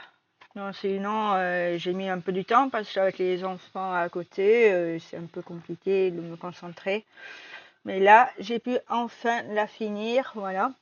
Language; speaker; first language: French; native; French